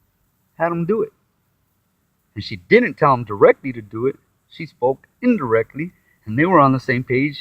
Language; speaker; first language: English; native; English